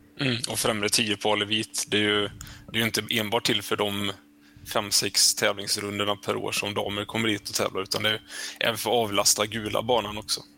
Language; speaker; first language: Swedish; native; Swedish